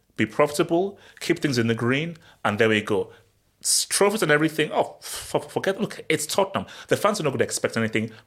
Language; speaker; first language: English; early bilingual, other home language; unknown